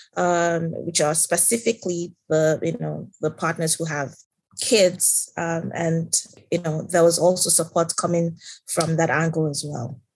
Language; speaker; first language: English; non-native, local second language; Yoruba